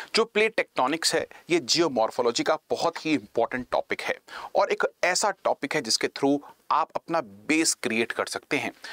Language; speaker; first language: Hindi; native; Hindi